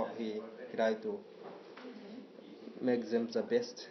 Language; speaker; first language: English; non-native, learner; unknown